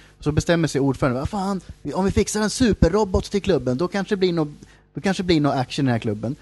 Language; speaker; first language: Swedish; native; Swedish